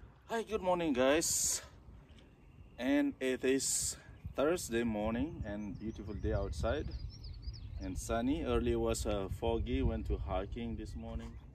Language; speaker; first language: English; non-native, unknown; Indonesian